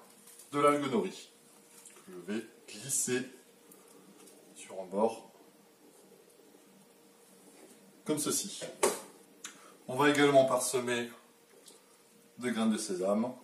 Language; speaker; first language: French; native; French